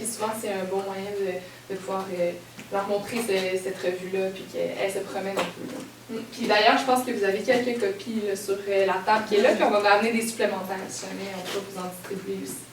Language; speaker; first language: French; native; French